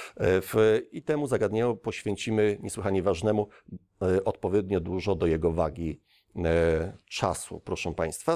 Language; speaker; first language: Polish; native; Polish